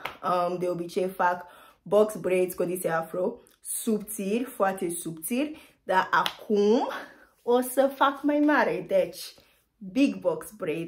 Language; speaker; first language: Romanian; non-native, fluent; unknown